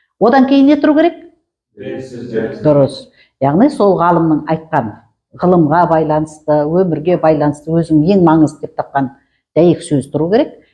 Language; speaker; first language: Kazakh; native; Kazakh